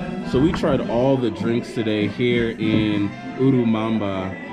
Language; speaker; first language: English; native; English